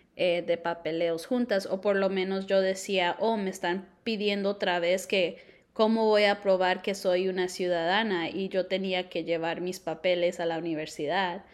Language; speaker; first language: Spanish; early bilingual, heritage; Spanish